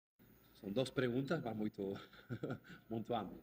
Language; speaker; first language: Portuguese; non-native, fluent; Spanish